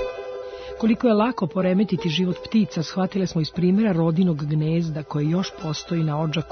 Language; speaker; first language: Serbian; native; Serbian